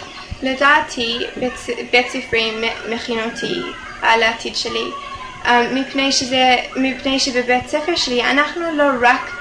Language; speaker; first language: Hebrew; non-native, fluent; English